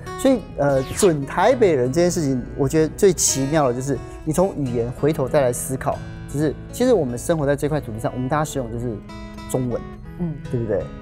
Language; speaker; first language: Chinese; native; Chinese